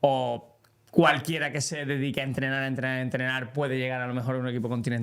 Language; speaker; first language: Spanish; native; Spanish